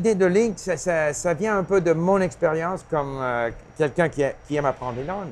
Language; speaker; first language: French; non-native, local second language; English